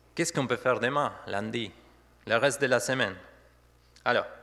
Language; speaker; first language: French; non-native, fluent; Spanish